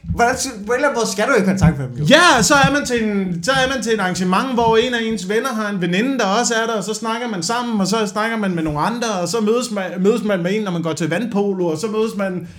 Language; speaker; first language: Danish; native; Danish